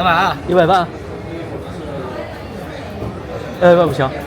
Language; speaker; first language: Chinese; non-native, fluent; Korean